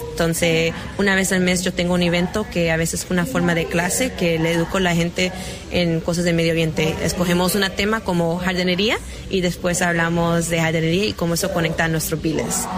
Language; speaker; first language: Spanish; early bilingual, heritage; Spanish